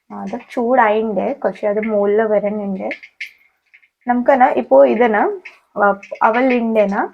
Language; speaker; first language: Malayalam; non-native, learner; Hindi